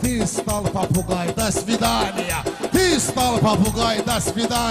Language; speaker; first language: Russian; non-native, learner; Talysh